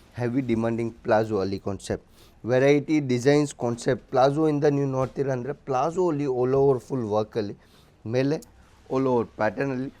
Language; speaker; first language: Kannada; non-native, local second language; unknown